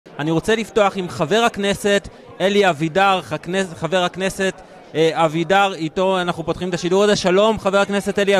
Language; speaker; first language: Hebrew; native; Hebrew